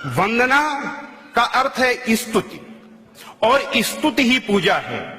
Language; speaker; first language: Hindi; native; Hindi